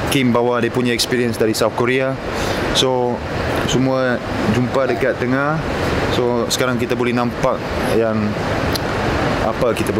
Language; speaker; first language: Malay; non-native, fluent; English